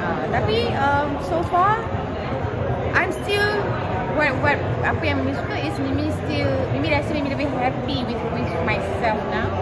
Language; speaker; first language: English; non-native, local second language; Malay